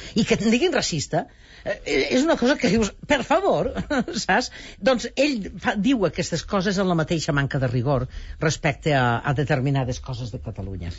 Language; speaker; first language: Catalan; native; Catalan